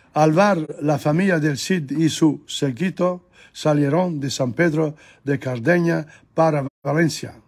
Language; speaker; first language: Spanish; non-native, learner; English